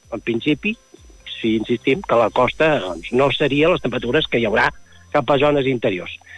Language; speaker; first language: Catalan; native; Catalan